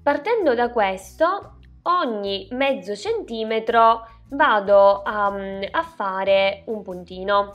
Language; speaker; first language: Italian; native; Italian